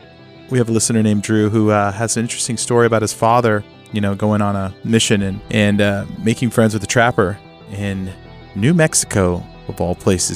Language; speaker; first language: English; native; English